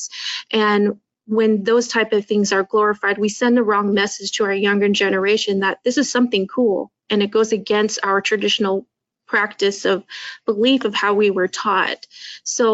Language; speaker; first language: English; native; English